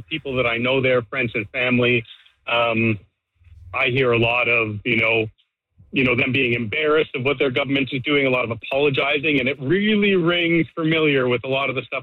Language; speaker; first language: English; native; English